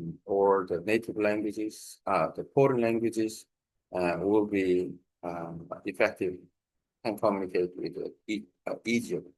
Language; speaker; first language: English; non-native, learner; Korean